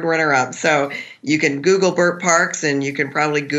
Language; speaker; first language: English; native; English